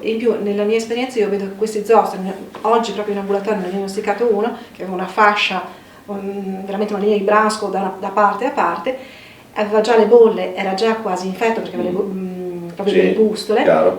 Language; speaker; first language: Italian; native; Italian